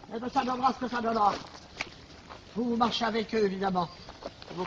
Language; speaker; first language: French; native; French